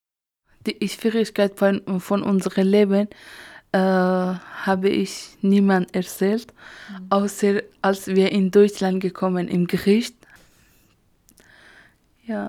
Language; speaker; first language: German; non-native, learner; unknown